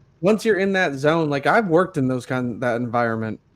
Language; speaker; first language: English; native; English